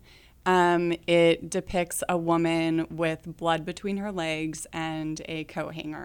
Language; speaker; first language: English; native; English